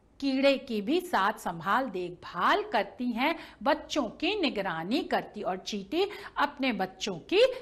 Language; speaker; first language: Hindi; native; Hindi